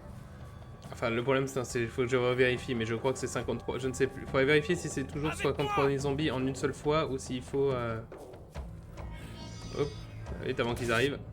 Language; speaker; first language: French; native; French